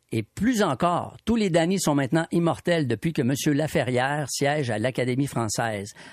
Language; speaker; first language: French; native; French